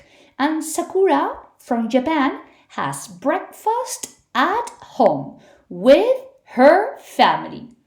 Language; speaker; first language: English; non-native, fluent; Spanish